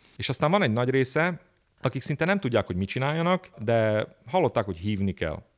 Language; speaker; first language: Hungarian; native; Hungarian